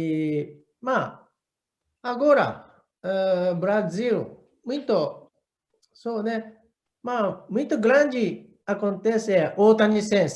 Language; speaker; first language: Portuguese; non-native, learner; Japanese